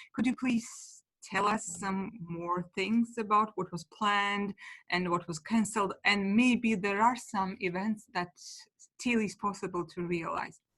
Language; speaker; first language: English; non-native, fluent; Georgian